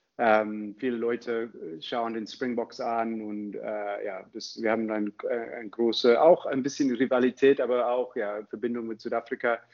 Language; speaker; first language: German; non-native, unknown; English